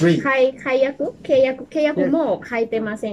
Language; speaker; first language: Japanese; non-native, learner; Thai